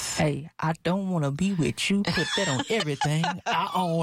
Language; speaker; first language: English; native; English